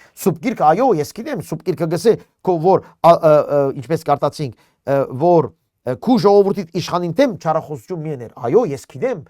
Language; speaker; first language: Armenian; native; Armenian